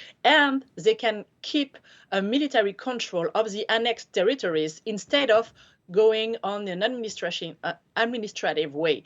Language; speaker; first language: English; non-native, fluent; French